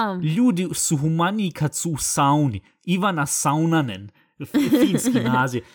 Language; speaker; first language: Bosnian; early bilingual, heritage; Bosnian